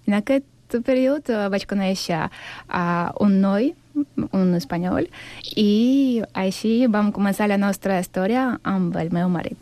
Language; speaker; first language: Catalan; non-native, learner; Russian